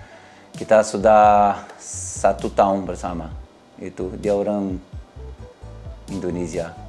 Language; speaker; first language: Indonesian; non-native, learner; Portuguese